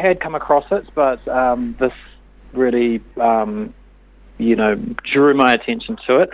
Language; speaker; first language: English; native; English